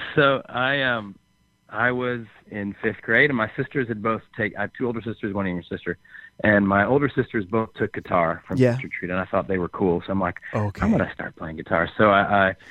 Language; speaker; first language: English; native; English